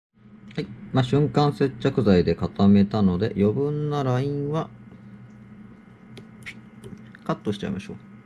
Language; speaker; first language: Japanese; native; Japanese